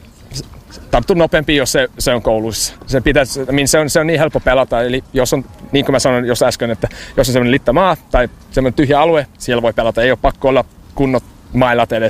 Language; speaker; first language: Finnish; early bilingual, heritage; English